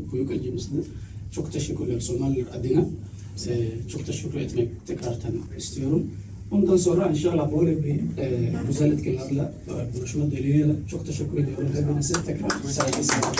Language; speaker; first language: Turkish; non-native, learner; Somali